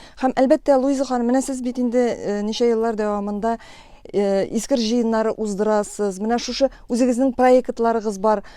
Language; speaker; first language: Tatar; native; Tatar